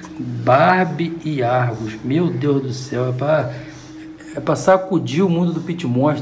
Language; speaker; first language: Portuguese; native; Portuguese